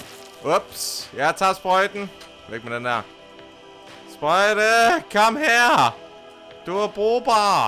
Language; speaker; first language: Danish; native; Danish